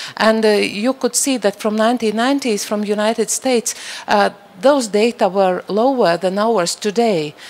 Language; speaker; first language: English; non-native, fluent; Latvian